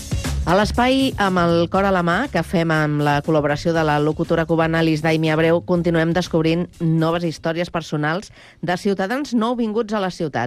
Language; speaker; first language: Catalan; native; Catalan